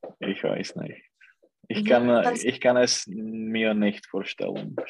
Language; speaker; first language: German; non-native, learner; Czech